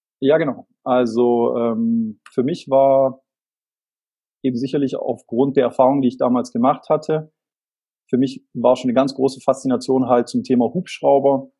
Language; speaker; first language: German; native; German